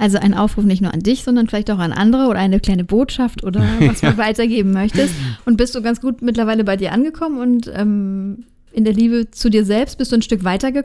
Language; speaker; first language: German; native; German